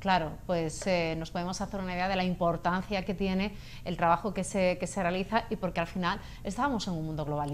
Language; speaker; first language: Spanish; native; Spanish